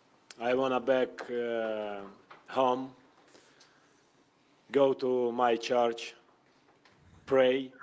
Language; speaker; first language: English; non-native, learner; Ukrainian